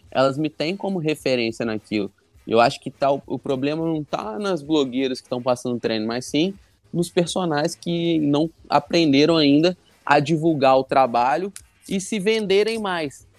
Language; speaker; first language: Portuguese; native; Portuguese